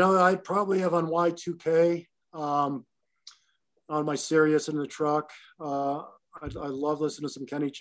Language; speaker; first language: English; native; English